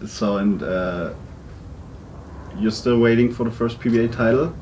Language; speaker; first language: English; non-native, fluent; German